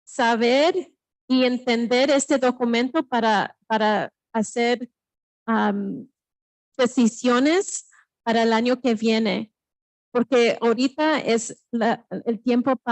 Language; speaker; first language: Spanish; early bilingual, heritage; Spanish